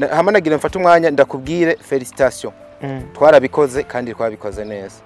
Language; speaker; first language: French; non-native, local second language; Rundi